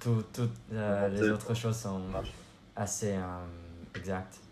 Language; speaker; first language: French; non-native, learner; English